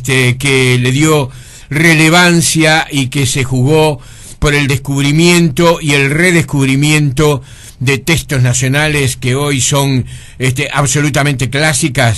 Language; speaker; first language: Spanish; native; Spanish